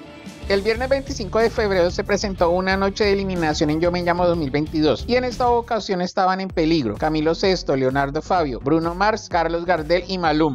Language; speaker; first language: Spanish; native; Spanish